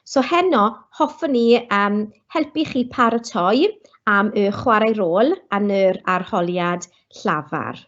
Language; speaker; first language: Welsh; non-native, local second language; English